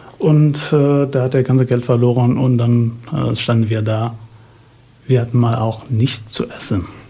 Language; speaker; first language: German; non-native, fluent; Arabic